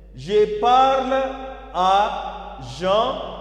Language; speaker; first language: French; non-native, learner; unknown